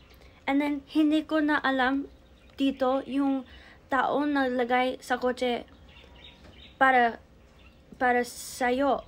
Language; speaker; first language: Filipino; early bilingual, heritage; English